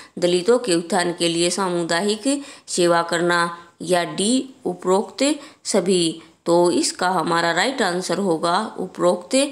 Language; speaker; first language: Hindi; native; Hindi